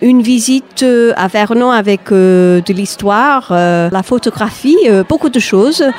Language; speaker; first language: French; non-native, fluent; English